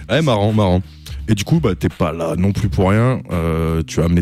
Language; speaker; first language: French; native; French